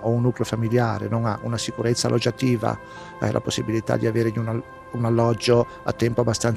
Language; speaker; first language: Italian; native; Italian